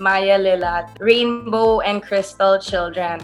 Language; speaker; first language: English; non-native, local second language; Filipino